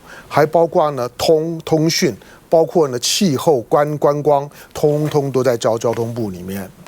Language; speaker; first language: Chinese; native; Chinese